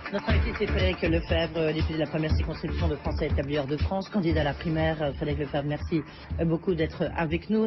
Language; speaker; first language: French; native; French